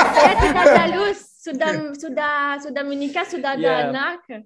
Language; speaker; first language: Indonesian; non-native, learner; French